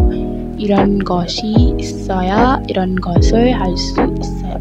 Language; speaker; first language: Korean; non-native, learner; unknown